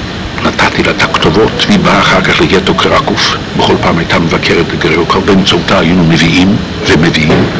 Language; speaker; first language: Hebrew; non-native, fluent; Polish